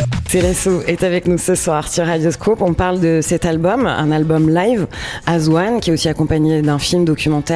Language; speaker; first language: French; native; French